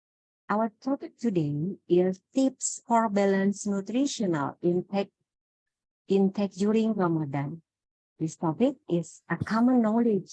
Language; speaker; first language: English; non-native, learner; Indonesian